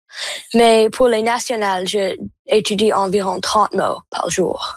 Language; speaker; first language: French; non-native, local second language; English